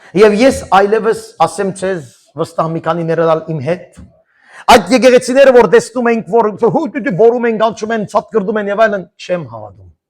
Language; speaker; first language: Armenian; early bilingual, heritage; Armenian